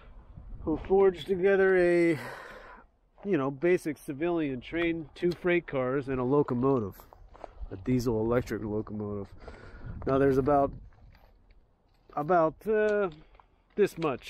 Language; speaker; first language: English; native; English